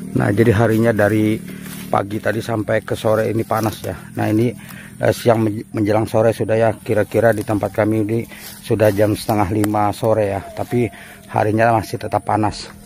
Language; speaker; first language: Indonesian; non-native, local second language; Banjar